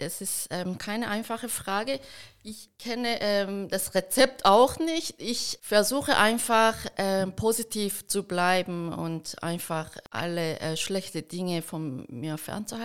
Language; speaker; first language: German; early bilingual, heritage; Korean